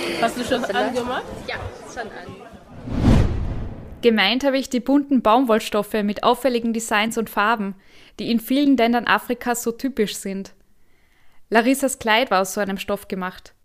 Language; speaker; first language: German; native; German